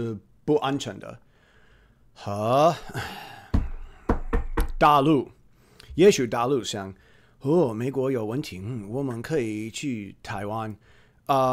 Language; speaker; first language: Chinese; non-native, fluent; English